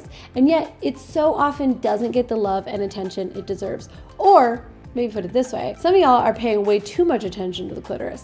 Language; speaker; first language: English; native; English